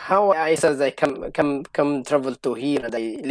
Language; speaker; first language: English; non-native, learner; Arabic